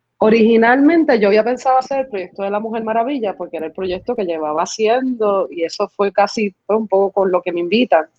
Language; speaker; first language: Spanish; early bilingual, other home language; English